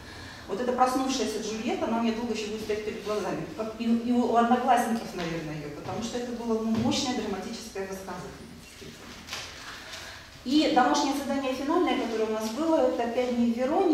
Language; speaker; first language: Russian; native; Russian